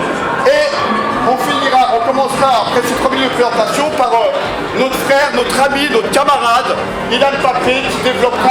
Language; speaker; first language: French; native; French